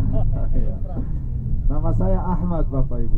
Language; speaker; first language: Indonesian; non-native, fluent; Arabic